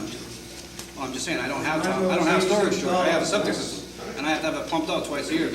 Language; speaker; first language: English; native; English